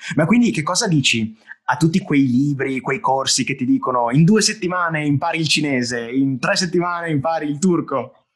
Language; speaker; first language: Italian; native; Italian